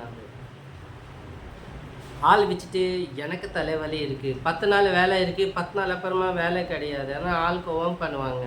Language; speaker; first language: Tamil; non-native, local second language; Urdu